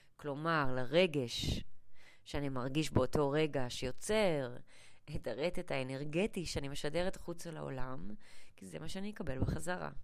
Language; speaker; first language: Hebrew; early bilingual, other home language; English